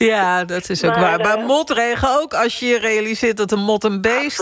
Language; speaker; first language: Dutch; native; Dutch